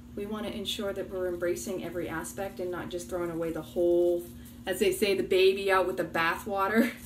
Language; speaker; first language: English; early bilingual, other home language; Italian